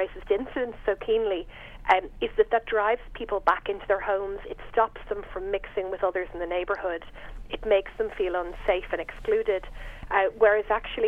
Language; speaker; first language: English; native; English